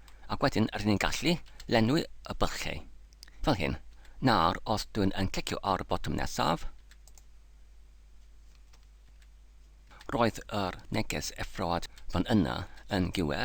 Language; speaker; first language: Welsh; non-native, learner; English